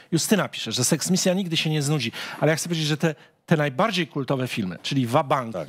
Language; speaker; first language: Polish; native; Polish